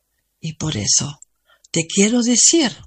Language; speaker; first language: Spanish; non-native, learner; German